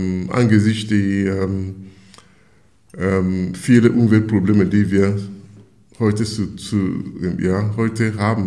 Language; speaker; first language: German; non-native, fluent; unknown